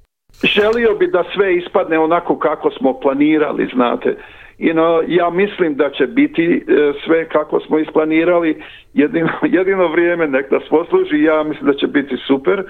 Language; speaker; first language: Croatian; early bilingual, other home language; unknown